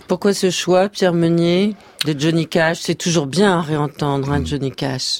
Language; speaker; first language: French; native; French